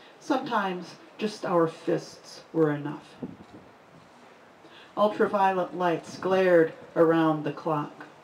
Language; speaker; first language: English; native; English